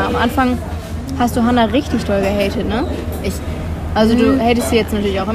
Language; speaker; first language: German; native; German